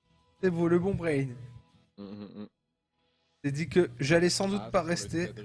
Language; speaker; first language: French; native; French